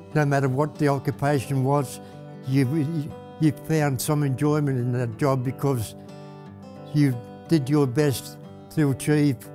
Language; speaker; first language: English; native; English